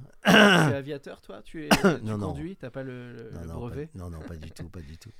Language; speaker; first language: French; native; French